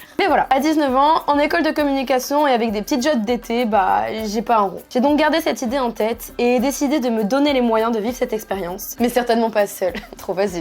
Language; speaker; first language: French; native; French